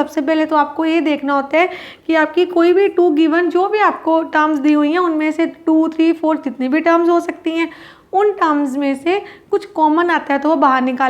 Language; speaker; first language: Hindi; native; Hindi